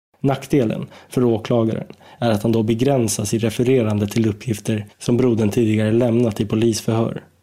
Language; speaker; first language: Swedish; native; Swedish